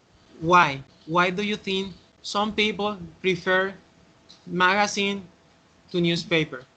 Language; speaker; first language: English; non-native, fluent; Spanish